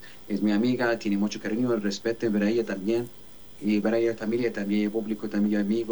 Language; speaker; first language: Spanish; non-native, learner; Arabic